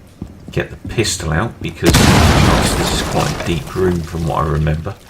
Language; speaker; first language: English; native; English